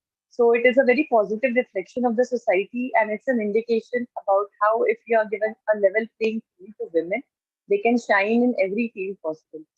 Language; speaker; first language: English; non-native, local second language; Hindi